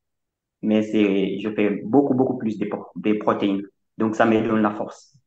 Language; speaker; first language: French; non-native, fluent; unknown